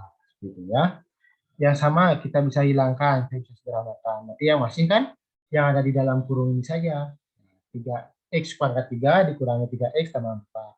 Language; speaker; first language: Indonesian; native; Indonesian